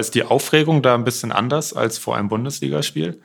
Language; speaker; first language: German; native; German